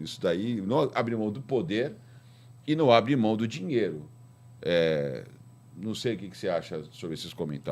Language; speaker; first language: Portuguese; native; Portuguese